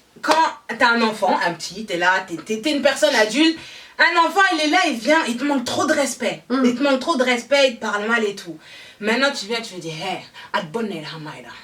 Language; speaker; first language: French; early bilingual, other home language; Fula